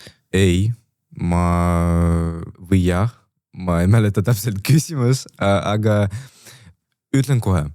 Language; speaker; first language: Estonian; non-native, local second language; Russian